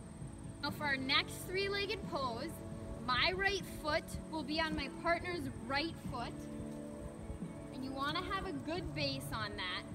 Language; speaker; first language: English; native; English